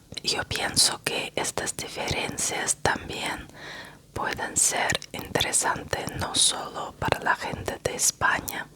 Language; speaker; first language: Spanish; non-native, fluent; Russian